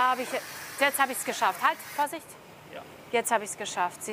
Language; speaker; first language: German; native; German